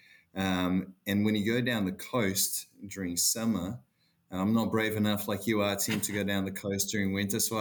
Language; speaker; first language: English; non-native, fluent; Portuguese